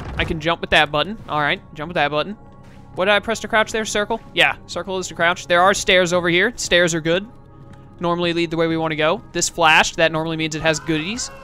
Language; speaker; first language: English; native; English